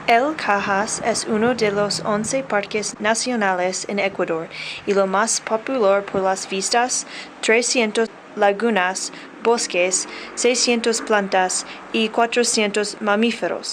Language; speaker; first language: Spanish; non-native, learner; English